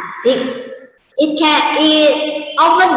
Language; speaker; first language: English; non-native, learner; Indonesian